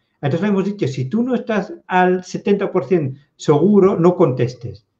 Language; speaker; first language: Spanish; non-native, fluent; Dutch